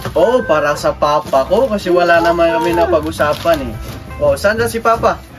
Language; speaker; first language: Filipino; non-native, local second language; Cebuano